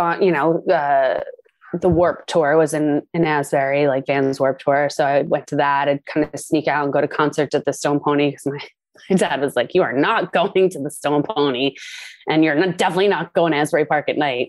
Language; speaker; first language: English; native; English